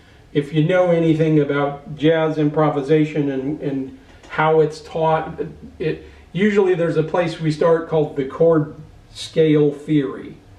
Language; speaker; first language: English; native; English